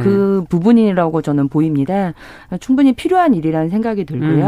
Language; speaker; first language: Korean; native; Korean